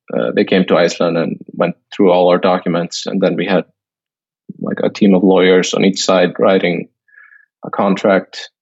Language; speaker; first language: English; non-native, fluent; Icelandic